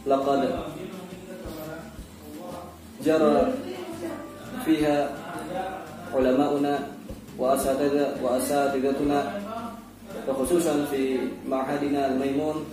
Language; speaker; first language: Arabic; non-native, fluent; Indonesian